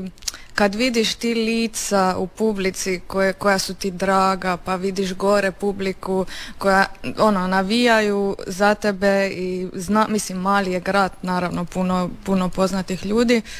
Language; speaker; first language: Serbian; native; Serbian